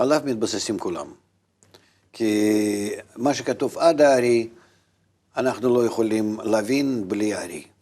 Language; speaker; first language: Hebrew; non-native, fluent; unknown